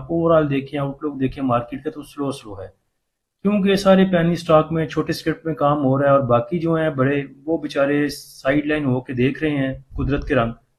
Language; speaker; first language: Hindi; native; Hindi